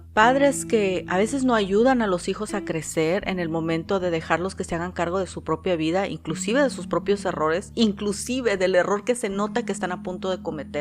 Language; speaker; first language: Spanish; native; Spanish